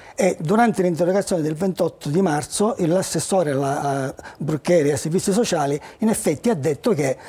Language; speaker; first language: Italian; native; Italian